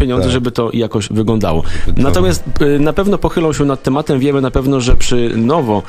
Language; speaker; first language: Polish; native; Polish